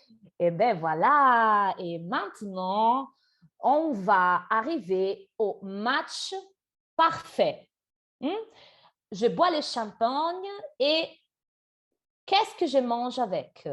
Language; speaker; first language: French; non-native, fluent; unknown